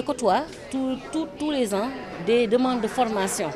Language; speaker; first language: French; non-native, local second language; Wolof